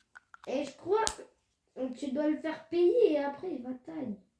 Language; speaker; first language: French; native; French